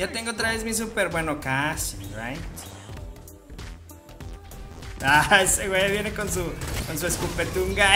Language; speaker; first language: Spanish; native; Spanish